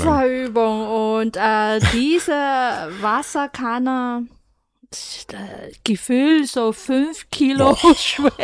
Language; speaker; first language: German; non-native, fluent; Chinese